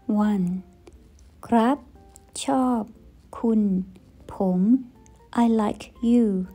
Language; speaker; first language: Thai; native; Thai